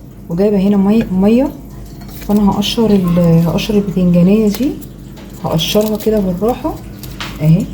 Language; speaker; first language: Arabic; native; Arabic